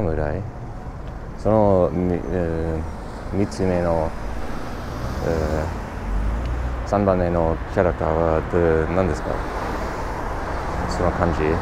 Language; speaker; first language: Japanese; non-native, learner; English